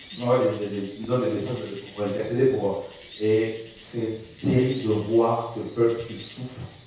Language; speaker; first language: French; non-native, local second language; Lingala